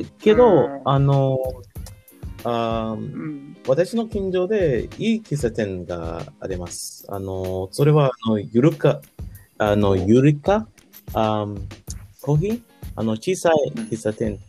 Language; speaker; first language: Japanese; non-native, learner; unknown